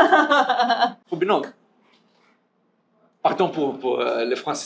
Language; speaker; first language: French; non-native, learner; Portuguese